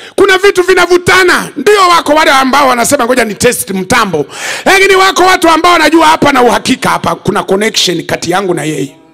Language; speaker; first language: Swahili; native; Swahili